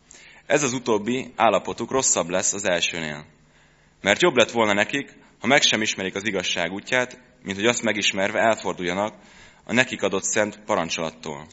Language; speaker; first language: Hungarian; native; Hungarian